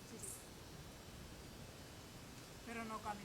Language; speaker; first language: Spanish; non-native, learner; Finnish